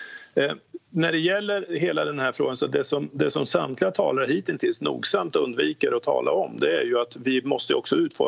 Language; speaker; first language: Swedish; native; Swedish